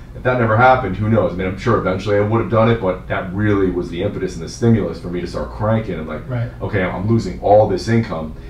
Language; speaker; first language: English; native; English